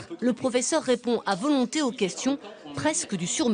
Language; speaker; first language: French; native; French